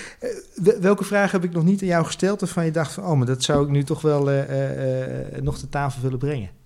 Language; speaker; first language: Dutch; native; Dutch